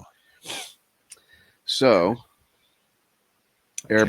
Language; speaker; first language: English; native; English